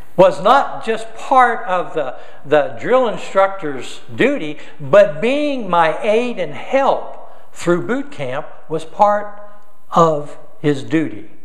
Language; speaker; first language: English; native; English